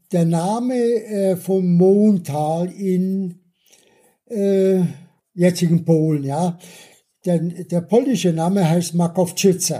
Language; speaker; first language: German; early bilingual, other home language; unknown